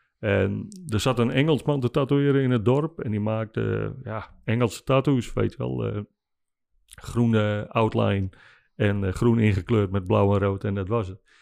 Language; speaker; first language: Dutch; non-native, local second language; Western Frisian